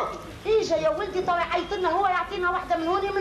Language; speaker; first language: Arabic; native; Arabic